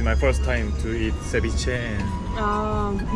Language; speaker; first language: English; non-native, learner; Korean